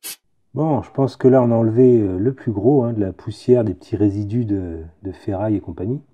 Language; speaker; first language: French; native; French